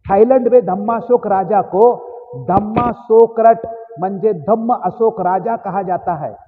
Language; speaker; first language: Hindi; non-native, local second language; Marathi